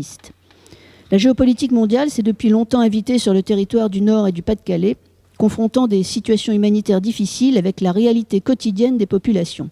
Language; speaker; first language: French; native; French